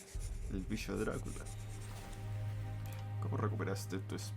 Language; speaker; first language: Spanish; native; Spanish